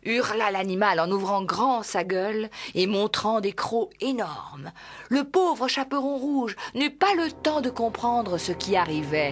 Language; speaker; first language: French; native; French